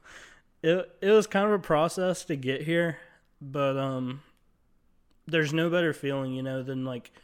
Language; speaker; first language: English; native; English